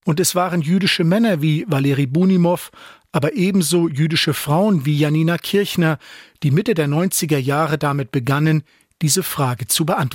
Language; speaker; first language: German; native; German